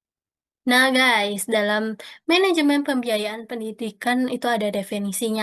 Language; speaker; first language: Indonesian; native; Indonesian